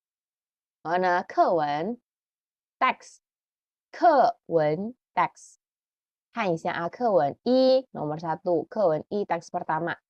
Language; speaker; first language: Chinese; non-native, fluent; Indonesian